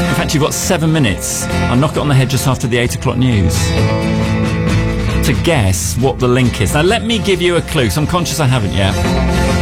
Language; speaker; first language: English; native; English